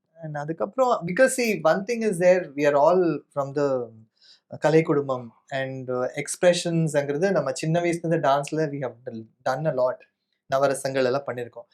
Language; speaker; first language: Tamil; non-native, local second language; Kannada